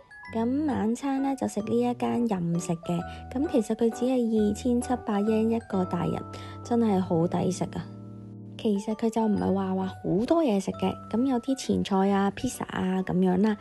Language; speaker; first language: Cantonese; native; Cantonese